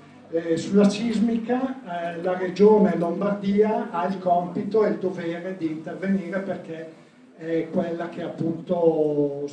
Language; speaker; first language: Italian; native; Italian